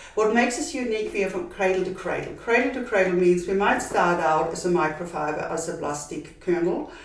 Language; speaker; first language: English; non-native, fluent; German